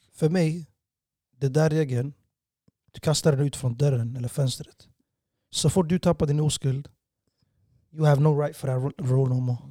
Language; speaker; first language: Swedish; early bilingual, other home language; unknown